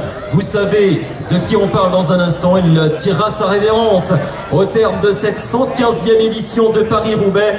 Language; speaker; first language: French; native; French